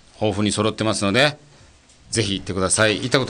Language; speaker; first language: Japanese; native; Japanese